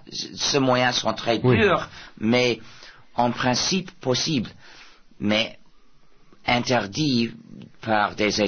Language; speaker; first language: French; non-native, fluent; English